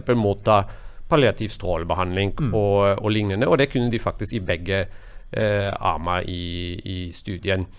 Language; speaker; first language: Norwegian; non-native, fluent; German